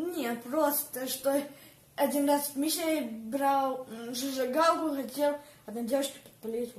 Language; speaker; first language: Russian; early bilingual, heritage; Russian